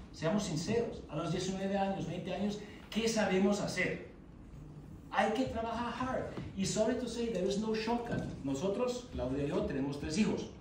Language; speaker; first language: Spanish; non-native, fluent; German